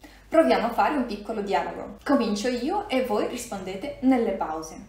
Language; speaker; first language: Italian; non-native, fluent; Russian